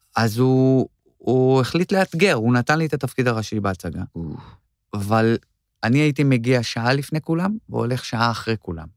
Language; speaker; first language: Hebrew; native; Hebrew